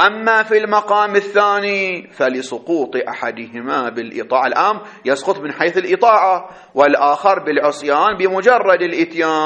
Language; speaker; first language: Arabic; native; Arabic